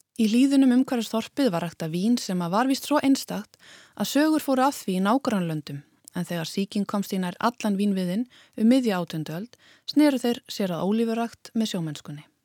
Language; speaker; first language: Icelandic; native; Icelandic